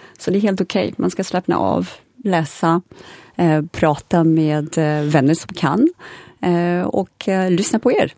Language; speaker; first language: Swedish; non-native, fluent; French